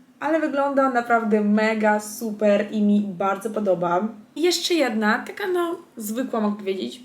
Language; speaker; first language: Polish; non-native, fluent; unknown